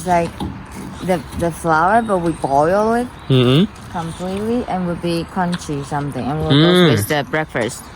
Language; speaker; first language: English; non-native, learner; Chinese